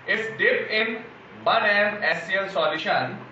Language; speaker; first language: English; non-native, local second language; Hindi